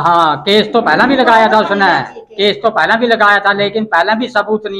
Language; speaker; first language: Hindi; non-native, local second language; Haryanvi